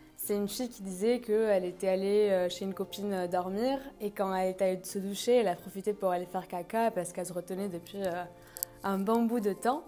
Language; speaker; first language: French; non-native, fluent; Spanish